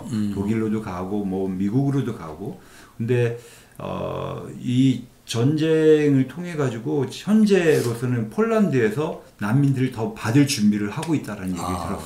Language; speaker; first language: Korean; native; Korean